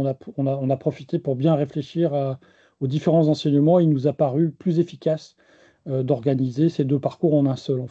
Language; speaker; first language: French; native; French